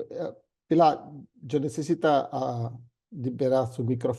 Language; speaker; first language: Spanish; non-native, fluent; Portuguese